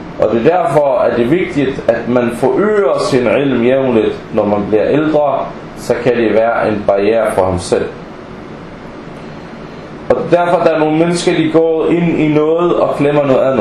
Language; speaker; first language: Danish; early bilingual, other home language; Arabic